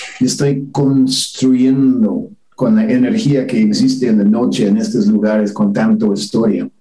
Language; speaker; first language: Spanish; non-native, fluent; English